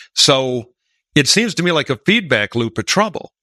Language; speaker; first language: English; native; English